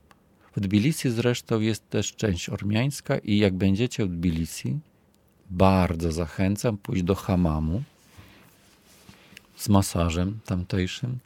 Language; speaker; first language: Polish; non-native, fluent; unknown